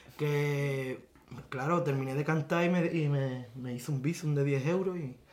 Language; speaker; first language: Spanish; native; Spanish